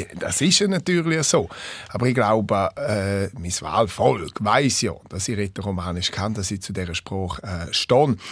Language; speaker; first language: German; non-native, local second language; Romansh